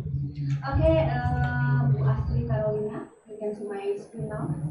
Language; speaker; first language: English; non-native, learner; Indonesian